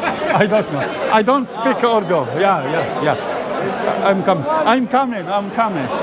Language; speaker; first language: English; non-native, learner; Arabic